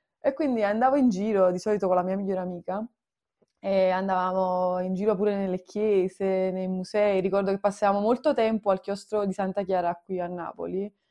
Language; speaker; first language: Italian; native; Italian